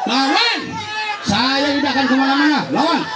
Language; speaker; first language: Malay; non-native, local second language; Balinese